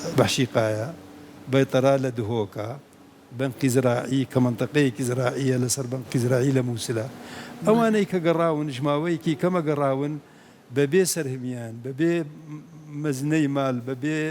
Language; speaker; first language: Central Kurdish; non-native, local second language; Kurdish